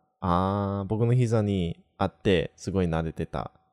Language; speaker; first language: Japanese; non-native, fluent; English